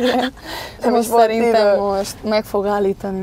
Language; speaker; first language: Hungarian; early bilingual, heritage; Spanish